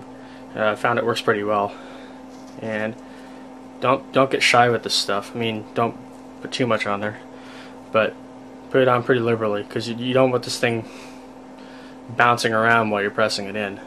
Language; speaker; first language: English; native; English